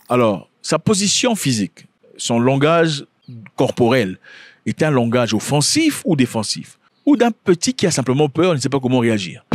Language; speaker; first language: French; non-native, local second language; Lingala